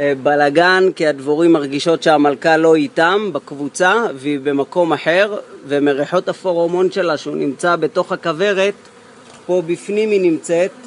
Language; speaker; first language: Hebrew; native; Hebrew